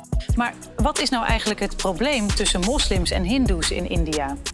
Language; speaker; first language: Dutch; native; Dutch